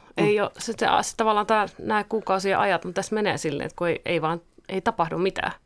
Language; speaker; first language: Finnish; native; Finnish